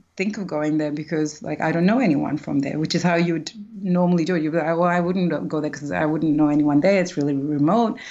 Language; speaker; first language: English; early bilingual, other home language; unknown